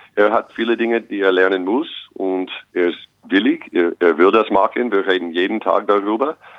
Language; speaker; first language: German; non-native, fluent; English